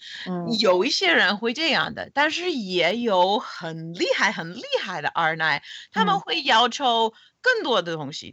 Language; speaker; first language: Chinese; non-native, fluent; English